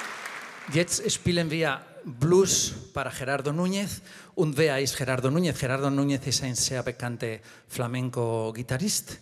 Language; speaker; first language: German; non-native, fluent; Spanish